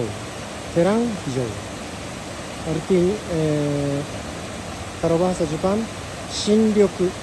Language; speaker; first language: Indonesian; non-native, learner; Japanese